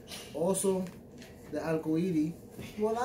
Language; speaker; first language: Spanish; non-native, learner; English